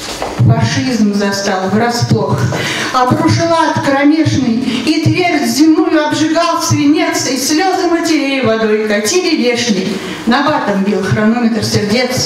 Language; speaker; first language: Russian; native; Russian